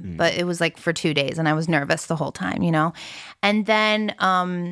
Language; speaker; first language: English; early bilingual, other home language; French